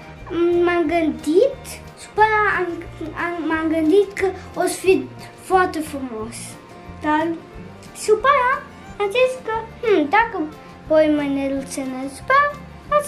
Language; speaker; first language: Romanian; early bilingual, heritage; Romanian